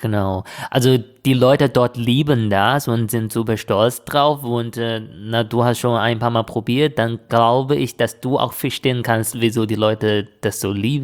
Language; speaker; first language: German; non-native, fluent; Chinese